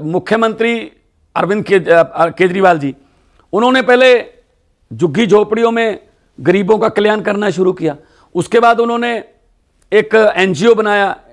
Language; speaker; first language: Hindi; non-native, local second language; Punjabi